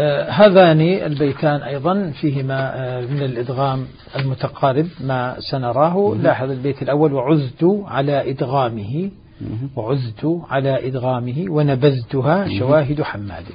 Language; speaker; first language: Arabic; native; Arabic